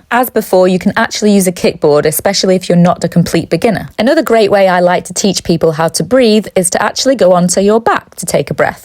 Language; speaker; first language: English; native; English